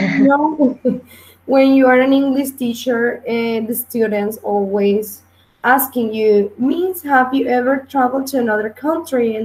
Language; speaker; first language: English; non-native, learner; Spanish